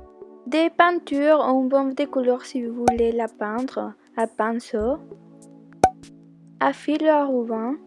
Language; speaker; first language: French; non-native, learner; Spanish